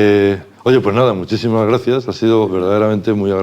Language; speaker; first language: Spanish; native; Spanish